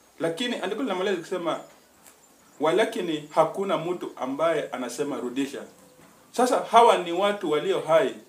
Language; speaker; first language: Swahili; native; Swahili